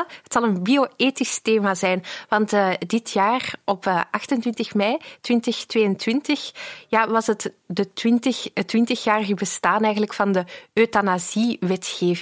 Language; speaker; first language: Dutch; native; Dutch